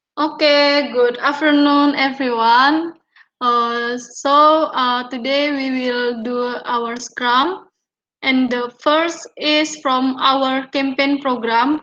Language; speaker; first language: English; non-native, learner; Indonesian